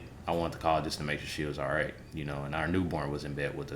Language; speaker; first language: English; native; English